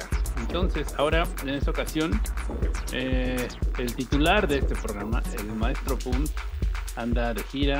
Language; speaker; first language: Spanish; native; Spanish